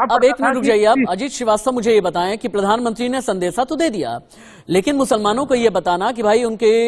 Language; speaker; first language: Hindi; native; Hindi